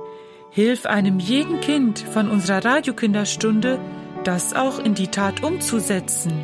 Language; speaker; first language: German; native; German